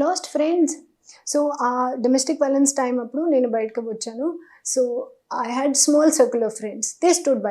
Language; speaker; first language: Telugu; non-native, learner; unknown